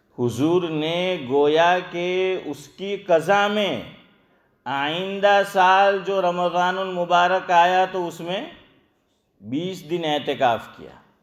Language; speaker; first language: Hindi; non-native, local second language; Gujarati